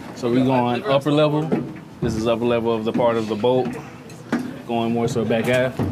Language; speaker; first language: English; native; English